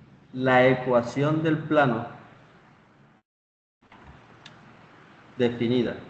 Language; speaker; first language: Spanish; native; Spanish